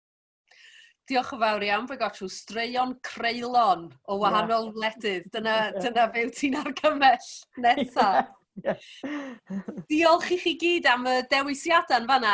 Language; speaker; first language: Welsh; native; Welsh